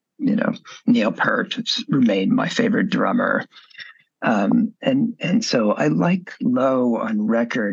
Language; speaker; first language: English; native; English